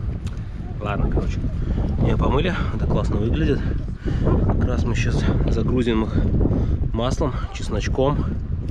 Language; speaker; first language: Russian; native; Russian